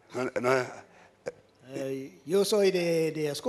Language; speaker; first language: Spanish; non-native, learner; English